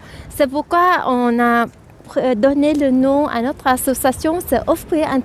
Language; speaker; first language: French; non-native, fluent; Vietnamese